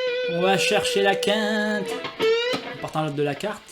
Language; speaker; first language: French; native; French